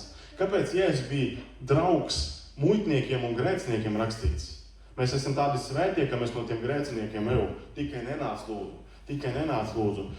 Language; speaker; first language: Latvian; non-native, local second language; Russian